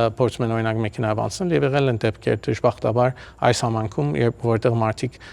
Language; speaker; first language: Armenian; early bilingual, heritage; Armenian